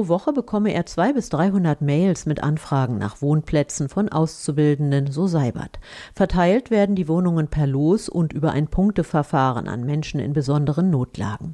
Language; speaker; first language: German; native; German